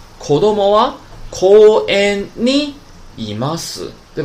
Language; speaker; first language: Japanese; non-native, fluent; Chinese